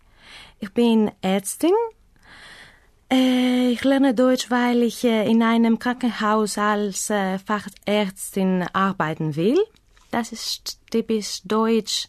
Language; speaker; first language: German; non-native, learner; Greek